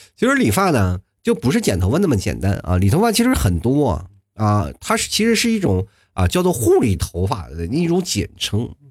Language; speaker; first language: Chinese; native; Chinese